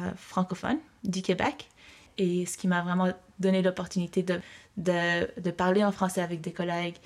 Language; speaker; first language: French; early bilingual, heritage; French